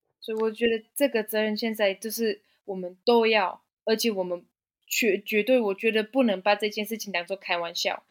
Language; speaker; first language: Chinese; non-native, fluent; German